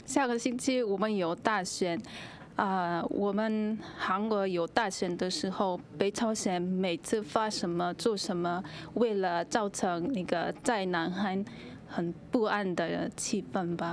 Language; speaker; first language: Chinese; non-native, fluent; Korean